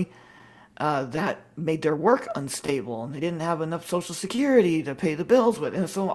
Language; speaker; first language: English; native; English